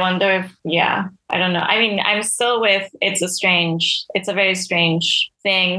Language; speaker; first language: English; non-native, fluent; Spanish